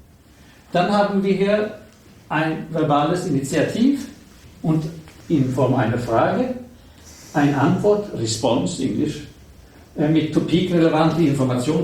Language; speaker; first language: German; non-native, learner; Swedish